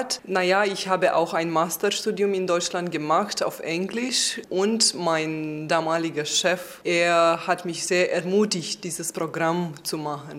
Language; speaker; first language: German; non-native, fluent; Romanian